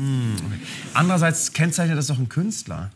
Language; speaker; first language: German; native; German